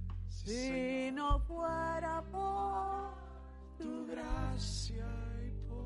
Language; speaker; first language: Spanish; early bilingual, heritage; Spanish